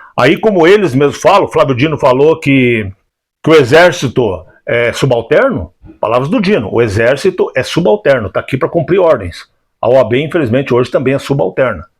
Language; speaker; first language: Portuguese; native; Portuguese